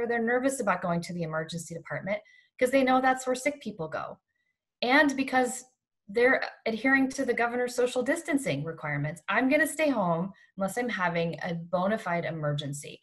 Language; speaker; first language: English; native; English